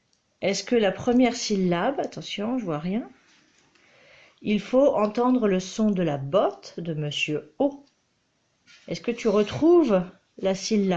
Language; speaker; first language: French; native; French